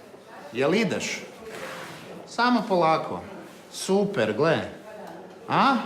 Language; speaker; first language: Croatian; native; Croatian